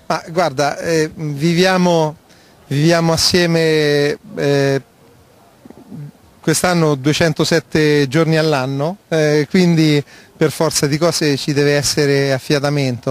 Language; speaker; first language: Italian; native; Italian